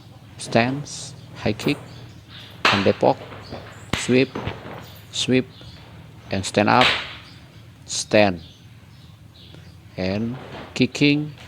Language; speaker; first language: English; non-native, learner; Indonesian